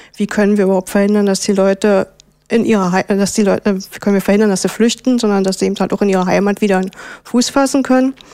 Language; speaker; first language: German; native; German